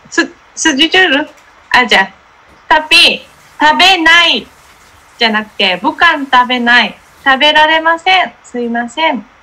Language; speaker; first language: Japanese; non-native, learner; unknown